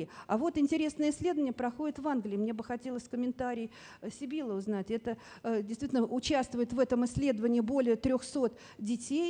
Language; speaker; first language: Russian; native; Russian